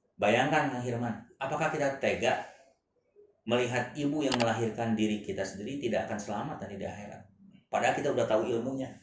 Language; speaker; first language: Indonesian; non-native, local second language; Chinese